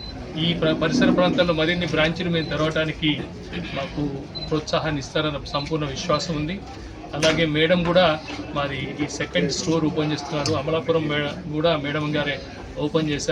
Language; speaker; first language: Telugu; native; Telugu